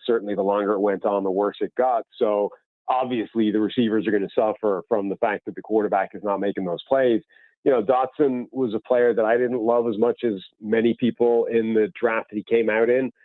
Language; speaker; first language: English; native; English